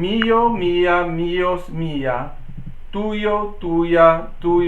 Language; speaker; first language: Spanish; non-native, learner; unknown